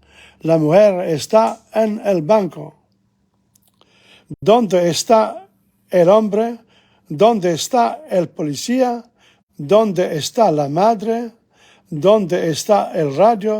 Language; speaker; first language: Spanish; non-native, fluent; English